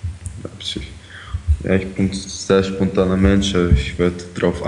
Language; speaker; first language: German; early bilingual, other home language; Ukrainian